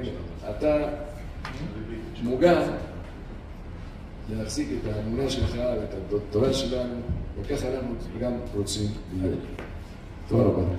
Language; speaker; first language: Hebrew; non-native, fluent; Spanish